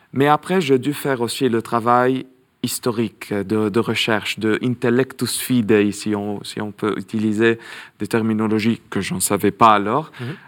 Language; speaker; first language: French; non-native, local second language; Arabic